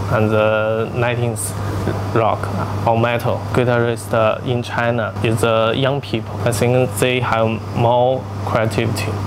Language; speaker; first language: English; non-native, learner; Chinese